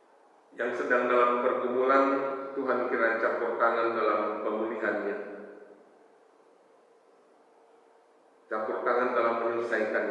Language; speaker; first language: Indonesian; native; Indonesian